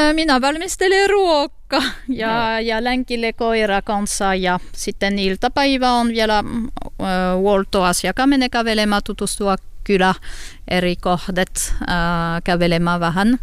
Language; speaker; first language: Finnish; non-native, learner; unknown